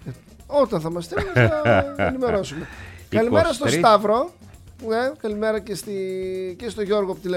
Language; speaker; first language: Greek; native; Greek